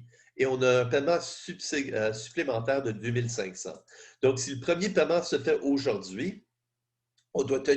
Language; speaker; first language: French; native; French